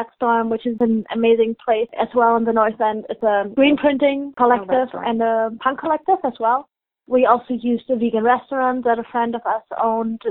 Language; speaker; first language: English; non-native, fluent; German